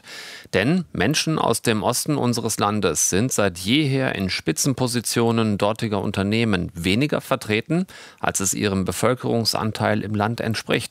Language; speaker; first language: German; native; German